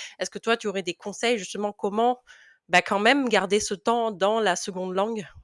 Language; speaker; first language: French; native; French